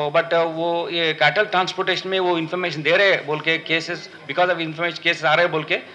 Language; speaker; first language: Hindi; non-native, local second language; Telugu